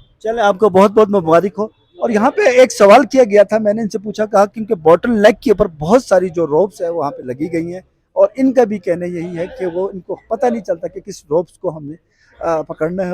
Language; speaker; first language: Hindi; non-native, local second language; Balti